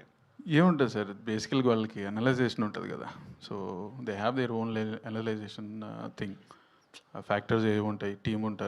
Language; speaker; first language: Telugu; native; Telugu